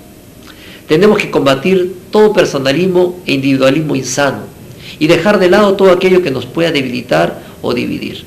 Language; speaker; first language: Spanish; native; Spanish